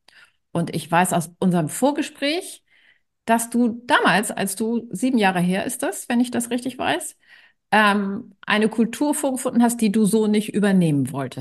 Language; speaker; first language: German; native; German